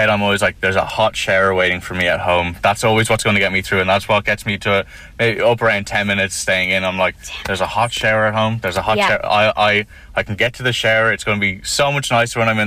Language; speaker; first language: English; native; English